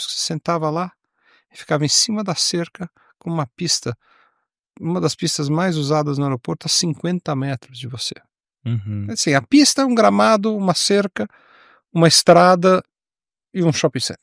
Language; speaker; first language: Portuguese; native; Portuguese